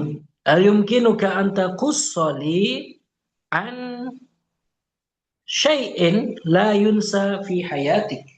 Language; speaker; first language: Arabic; non-native, fluent; Indonesian